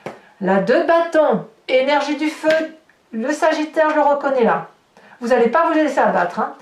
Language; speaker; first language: French; native; French